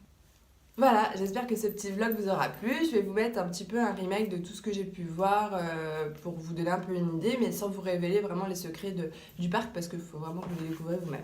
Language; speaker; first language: French; native; French